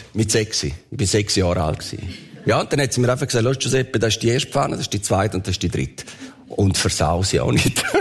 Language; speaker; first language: German; early bilingual, other home language; Italian